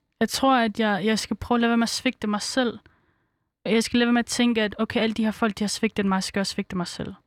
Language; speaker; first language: Danish; early bilingual, other home language; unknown